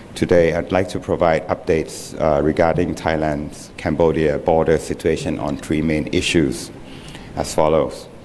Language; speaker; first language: English; non-native, fluent; Thai